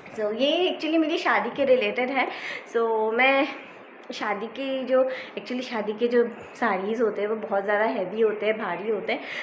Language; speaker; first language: Hindi; non-native, local second language; Bangla